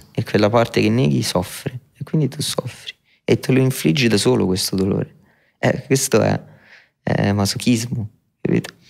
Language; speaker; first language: Italian; native; Italian